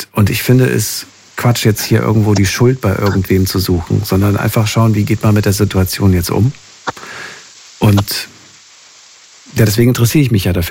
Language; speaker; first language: German; native; German